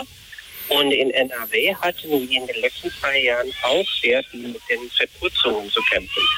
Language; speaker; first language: German; non-native, fluent; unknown